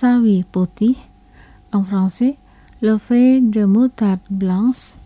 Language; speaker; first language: French; non-native, local second language; Indonesian